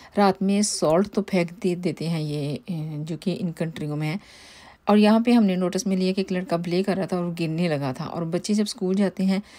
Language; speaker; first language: Urdu; native; Urdu